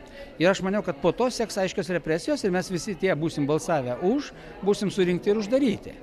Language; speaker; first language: Lithuanian; native; Lithuanian